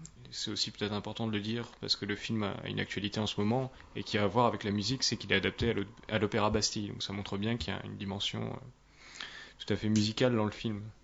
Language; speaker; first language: French; native; French